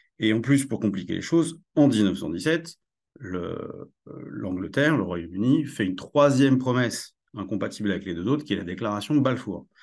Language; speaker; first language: French; native; French